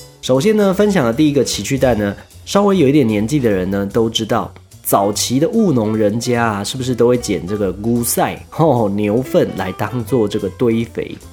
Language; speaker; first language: Chinese; native; Chinese